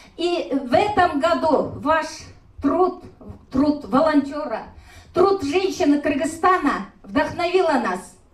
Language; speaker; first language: Russian; non-native, local second language; Kyrgyz